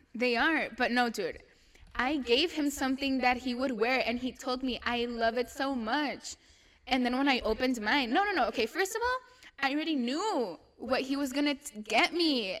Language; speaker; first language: English; non-native, fluent; Spanish